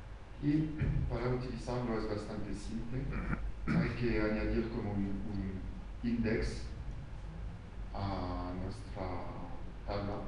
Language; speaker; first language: Spanish; non-native, fluent; French